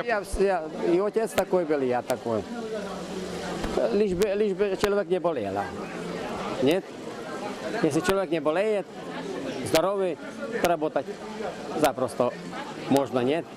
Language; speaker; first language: Russian; non-native, local second language; Hungarian